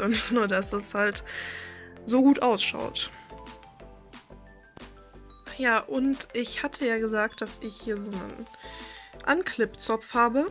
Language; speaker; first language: German; native; German